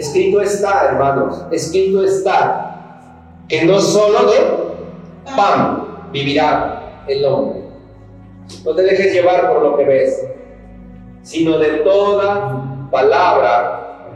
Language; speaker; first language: Spanish; native; Spanish